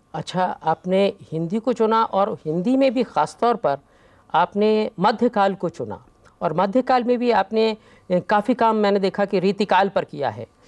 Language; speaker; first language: Hindi; native; Hindi